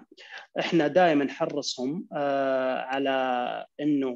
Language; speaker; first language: Arabic; native; Arabic